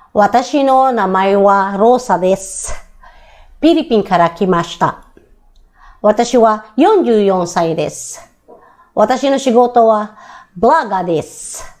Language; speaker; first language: Japanese; non-native, learner; Filipino